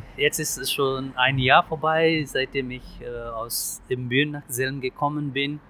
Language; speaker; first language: German; non-native, fluent; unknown